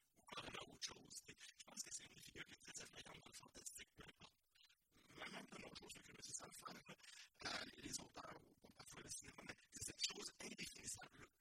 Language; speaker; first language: French; native; French